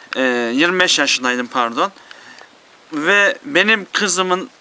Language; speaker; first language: Turkish; native; Turkish